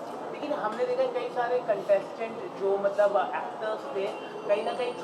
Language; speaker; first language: Hindi; native; Hindi